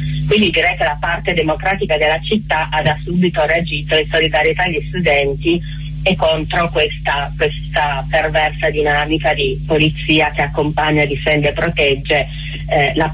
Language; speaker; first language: Italian; native; Italian